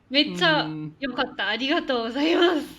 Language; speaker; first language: Japanese; non-native, fluent; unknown